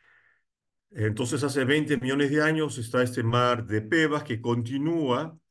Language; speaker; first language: Spanish; native; Spanish